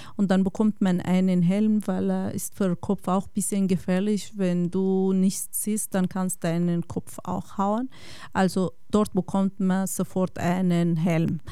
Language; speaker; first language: German; non-native, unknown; Kurdish